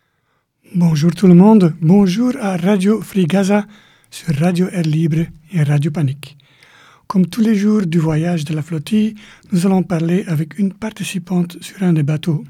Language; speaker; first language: French; native; French